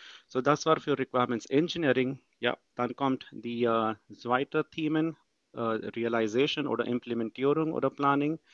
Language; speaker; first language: German; non-native, fluent; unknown